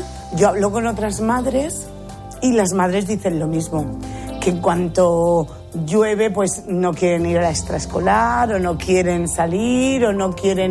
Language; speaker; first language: Spanish; native; Spanish